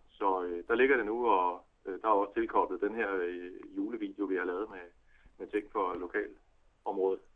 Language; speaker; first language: Danish; native; Danish